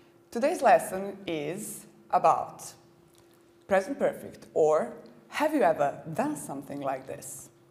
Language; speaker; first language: English; non-native, fluent; Serbian